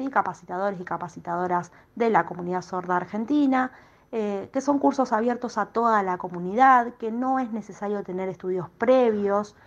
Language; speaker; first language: Spanish; native; Spanish